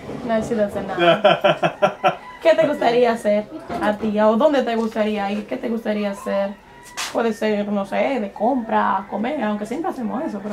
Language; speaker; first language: Spanish; native; Spanish